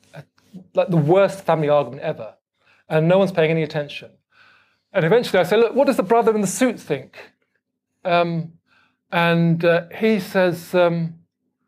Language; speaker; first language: English; native; English